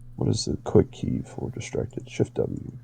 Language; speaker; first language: English; native; English